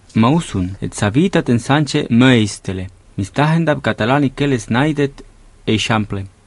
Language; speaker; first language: Estonian; non-native, fluent; Catalan